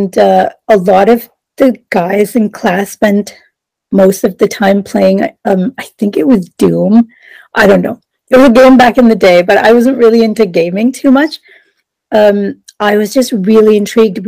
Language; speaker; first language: English; non-native, local second language; Sinhala